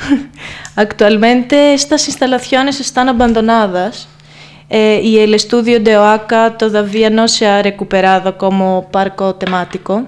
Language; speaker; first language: Spanish; non-native, fluent; Greek